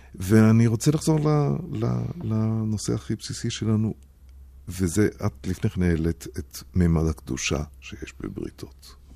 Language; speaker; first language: Hebrew; non-native, fluent; German